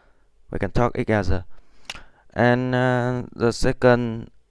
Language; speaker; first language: English; non-native, learner; Vietnamese